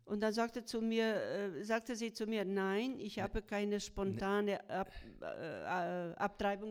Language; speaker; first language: German; non-native, fluent; Croatian